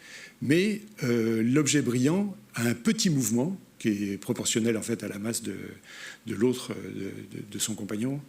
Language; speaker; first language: French; native; French